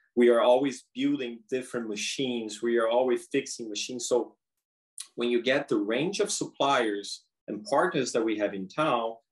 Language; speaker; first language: English; non-native, fluent; Portuguese